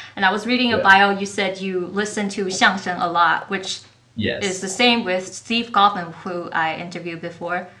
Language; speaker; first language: English; non-native, fluent; Chinese